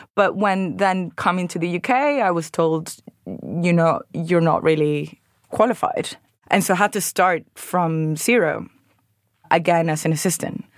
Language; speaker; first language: English; non-native, fluent; Spanish